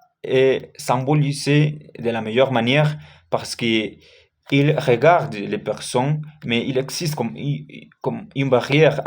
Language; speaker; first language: French; non-native, learner; Spanish